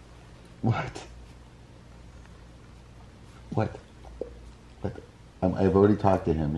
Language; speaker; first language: English; native; English